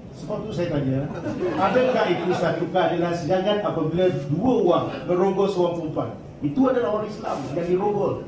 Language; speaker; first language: Malay; non-native, local second language; Chinese